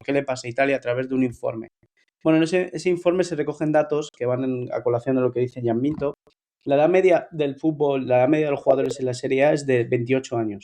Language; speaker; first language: Spanish; native; Spanish